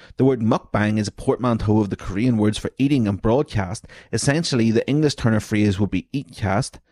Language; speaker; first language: English; native; English